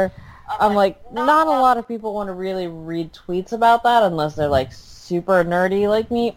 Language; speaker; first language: English; early bilingual, other home language; Filipino